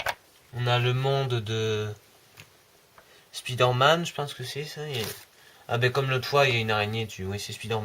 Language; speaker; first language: French; native; French